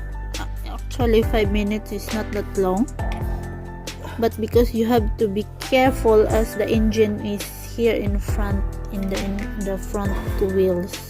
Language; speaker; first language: English; non-native, local second language; Filipino